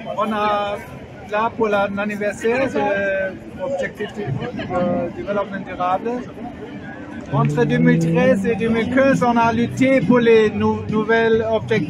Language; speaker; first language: French; non-native, learner; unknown